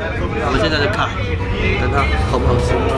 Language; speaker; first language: Chinese; non-native, local second language; Cantonese